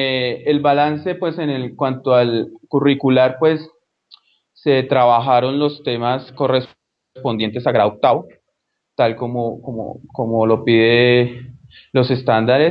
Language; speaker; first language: Spanish; native; Spanish